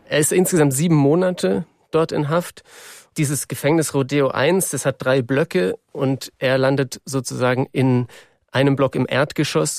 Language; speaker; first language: German; native; German